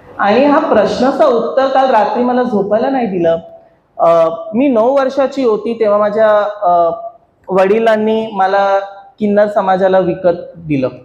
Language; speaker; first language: Marathi; non-native, local second language; Hindi